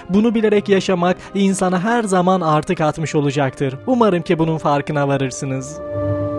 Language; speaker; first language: Turkish; native; Turkish